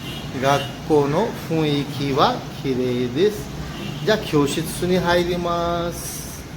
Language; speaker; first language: Japanese; non-native, fluent; Urdu